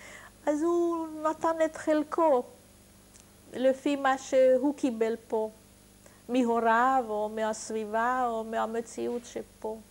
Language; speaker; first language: Hebrew; non-native, fluent; Hungarian